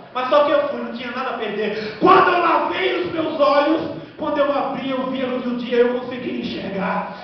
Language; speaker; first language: Portuguese; native; Portuguese